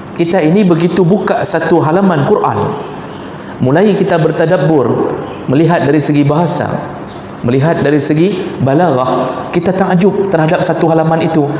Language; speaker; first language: Malay; non-native, local second language; Achinese